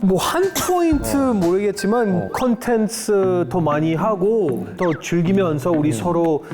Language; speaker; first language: Korean; non-native, fluent; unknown